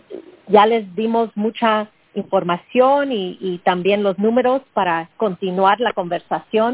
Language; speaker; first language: Spanish; early bilingual, heritage; Spanish